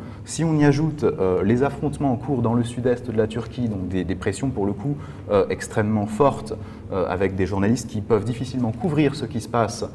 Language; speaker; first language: French; native; French